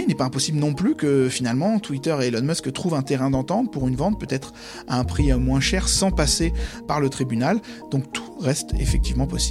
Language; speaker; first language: French; native; French